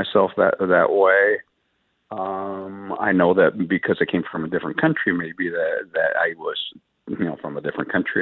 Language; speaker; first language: English; early bilingual, other home language; Spanish